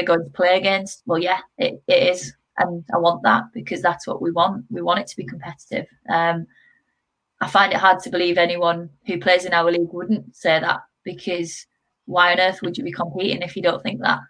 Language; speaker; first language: English; native; English